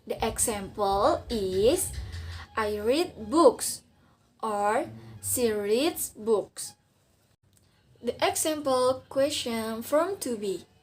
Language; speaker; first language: English; non-native, learner; Indonesian